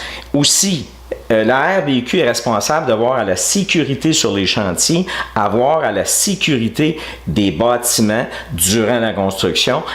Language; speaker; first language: French; native; French